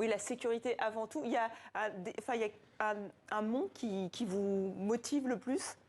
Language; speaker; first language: French; native; French